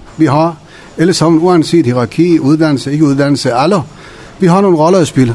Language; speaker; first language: Danish; non-native, fluent; Persian